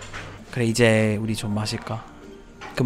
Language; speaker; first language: Korean; non-native, fluent; English